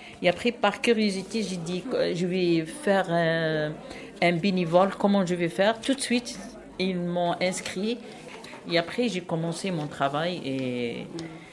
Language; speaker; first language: French; non-native, fluent; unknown